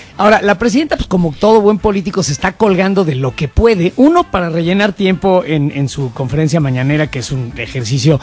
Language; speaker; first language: Spanish; native; Spanish